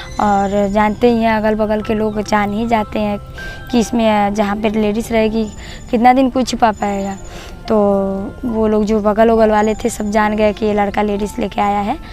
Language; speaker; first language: Hindi; native; Hindi